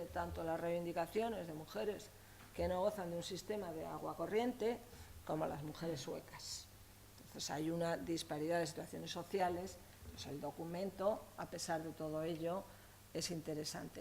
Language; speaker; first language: Spanish; native; Spanish